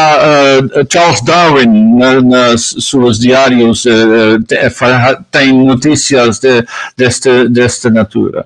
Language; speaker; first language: Portuguese; non-native, learner; Dutch